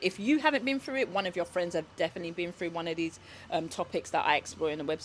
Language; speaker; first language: English; native; English